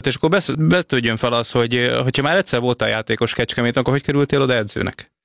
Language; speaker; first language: Hungarian; native; Hungarian